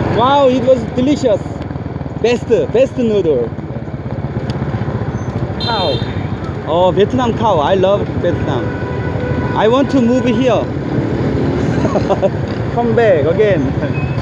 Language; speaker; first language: English; non-native, learner; Korean